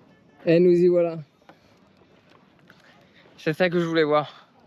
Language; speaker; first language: French; native; French